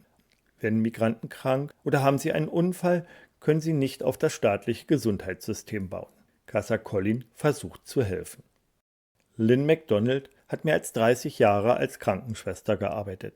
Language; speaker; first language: German; native; German